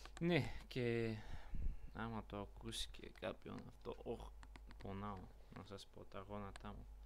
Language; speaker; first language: Greek; non-native, learner; Bulgarian